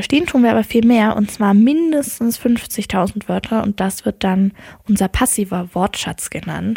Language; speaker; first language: German; native; German